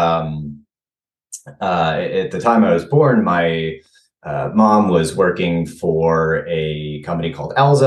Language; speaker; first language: English; native; English